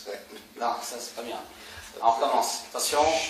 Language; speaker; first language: French; native; French